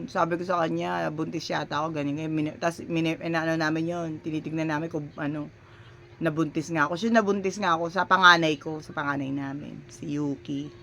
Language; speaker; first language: Filipino; native; Filipino